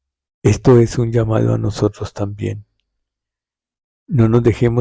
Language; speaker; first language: Spanish; native; Spanish